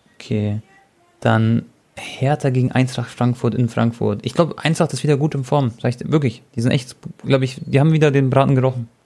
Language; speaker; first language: German; early bilingual, other home language; Croatian